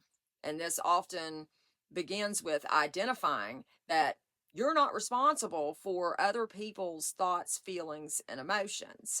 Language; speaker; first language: English; native; English